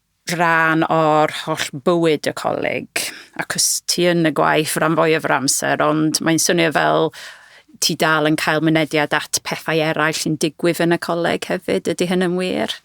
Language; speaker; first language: Welsh; non-native, fluent; English